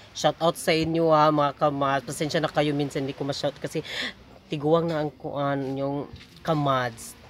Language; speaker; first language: Filipino; non-native, local second language; Cebuano